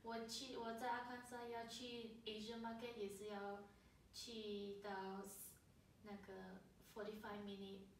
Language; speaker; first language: Chinese; early bilingual, heritage; Chinese